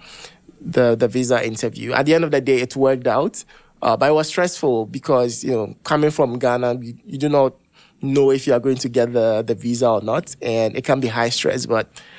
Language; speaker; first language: English; non-native, local second language; Akan